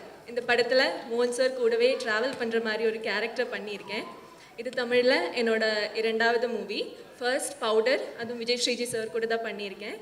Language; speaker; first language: Tamil; non-native, fluent; Malayalam